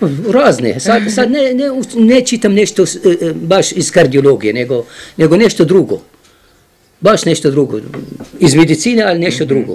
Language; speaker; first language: Croatian; non-native, fluent; Arabic